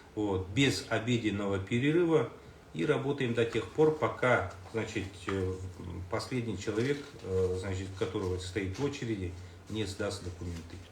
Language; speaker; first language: Russian; non-native, local second language; Kazakh